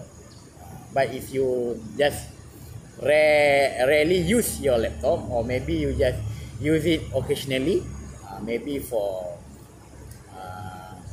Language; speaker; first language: English; non-native, learner; Malay